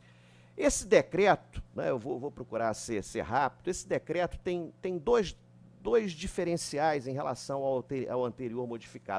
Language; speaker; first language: Portuguese; native; Portuguese